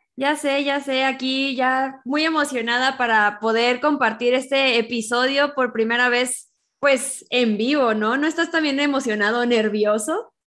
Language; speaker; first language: Spanish; native; Spanish